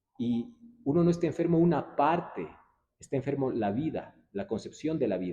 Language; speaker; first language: Spanish; native; Spanish